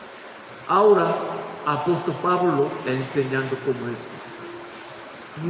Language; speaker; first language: Spanish; non-native, learner; Korean